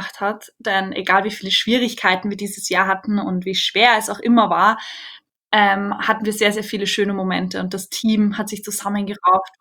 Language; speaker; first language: German; native; German